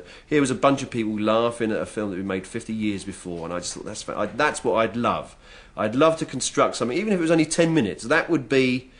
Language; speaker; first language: English; native; English